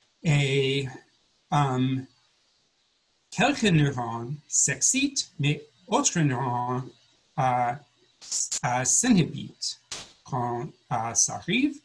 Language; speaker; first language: French; non-native, learner; English